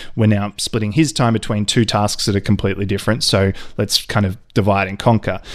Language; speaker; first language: English; native; English